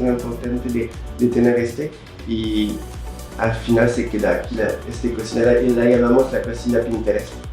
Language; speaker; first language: Spanish; non-native, fluent; French